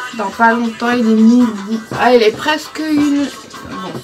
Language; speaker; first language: French; non-native, local second language; Morisyen